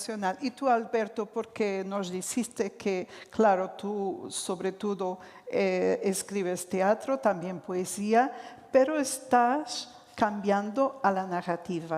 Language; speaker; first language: Spanish; non-native, fluent; Portuguese